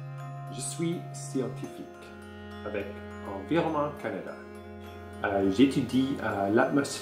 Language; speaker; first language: French; non-native, local second language; English